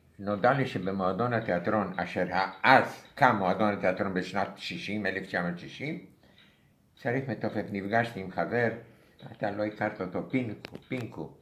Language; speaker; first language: Hebrew; non-native, fluent; Romanian